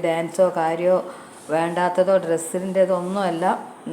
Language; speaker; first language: Malayalam; native; Malayalam